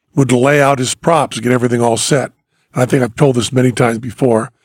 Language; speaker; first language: English; native; English